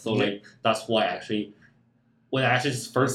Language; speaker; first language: English; non-native, fluent; Chinese